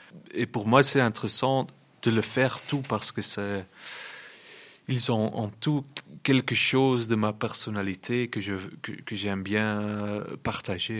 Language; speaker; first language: French; non-native, local second language; Dutch